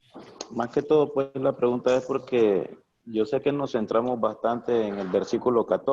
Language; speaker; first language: Spanish; native; Spanish